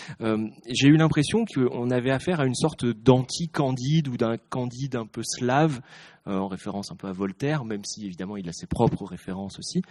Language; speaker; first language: French; native; French